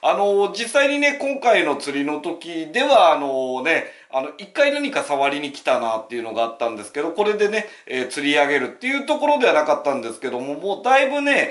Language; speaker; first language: Japanese; native; Japanese